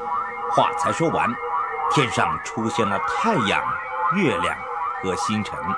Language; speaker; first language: Chinese; native; Chinese